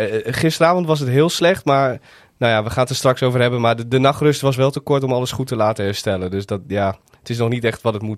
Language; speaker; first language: Dutch; native; Dutch